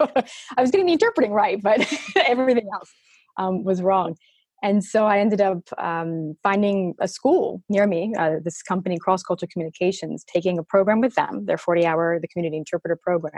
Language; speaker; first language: English; native; English